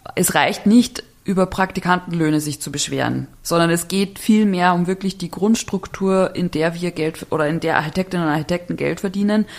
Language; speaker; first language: German; native; German